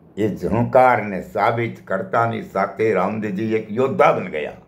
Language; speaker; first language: Hindi; non-native, local second language; Gujarati